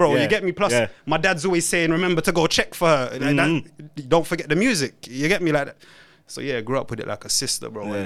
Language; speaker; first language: English; native; English